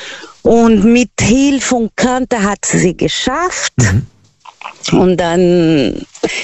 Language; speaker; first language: German; non-native, fluent; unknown